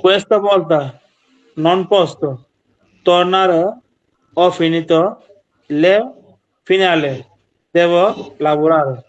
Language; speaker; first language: Italian; non-native, learner; Bangla